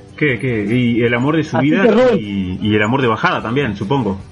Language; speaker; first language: Spanish; native; Spanish